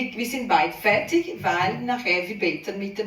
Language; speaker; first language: German; non-native, learner; Portuguese